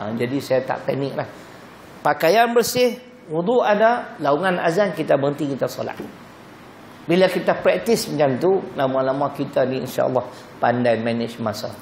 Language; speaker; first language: Malay; native; Malay